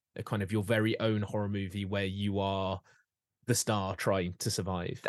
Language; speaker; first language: English; native; English